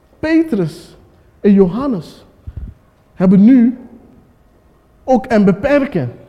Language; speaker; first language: Dutch; non-native, fluent; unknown